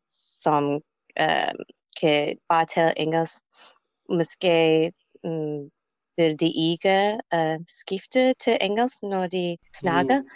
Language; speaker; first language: Danish; non-native, learner; English